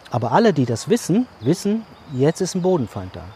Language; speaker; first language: German; native; German